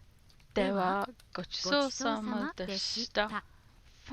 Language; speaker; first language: Japanese; non-native, learner; English